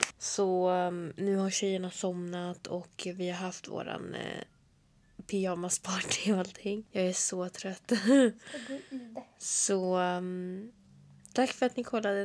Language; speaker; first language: Swedish; native; Swedish